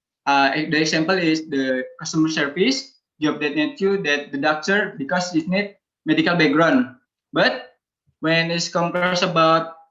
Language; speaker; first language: English; non-native, learner; Indonesian